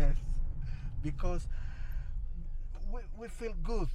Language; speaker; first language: English; non-native, learner; Spanish